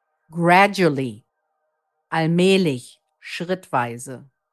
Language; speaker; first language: German; native; German